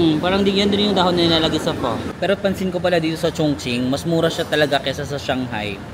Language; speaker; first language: Filipino; non-native, local second language; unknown